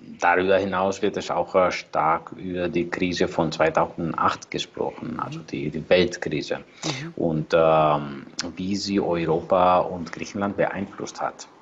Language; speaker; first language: German; non-native, fluent; Greek